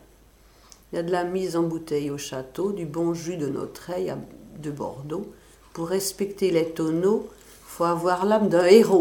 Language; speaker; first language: French; native; French